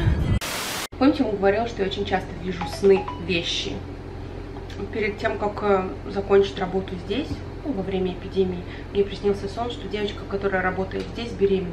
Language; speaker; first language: Russian; native; Russian